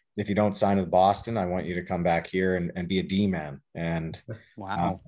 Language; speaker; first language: English; native; English